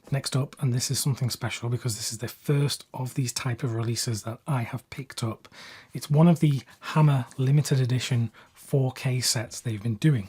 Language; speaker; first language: English; native; English